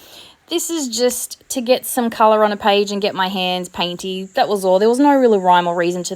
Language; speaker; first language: English; native; English